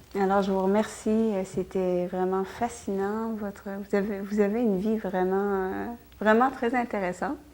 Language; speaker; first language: French; native; French